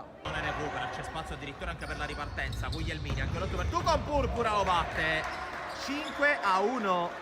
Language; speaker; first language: Italian; native; Italian